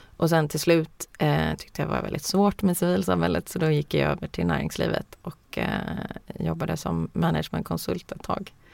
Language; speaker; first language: Swedish; early bilingual, heritage; Swedish